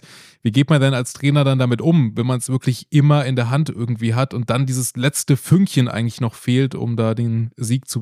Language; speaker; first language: German; native; German